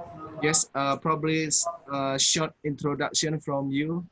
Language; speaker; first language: English; non-native, fluent; Indonesian